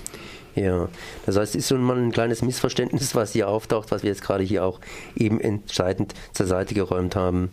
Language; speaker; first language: German; native; German